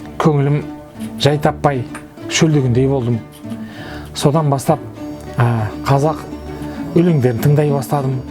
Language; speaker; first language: Kazakh; non-native, local second language; Russian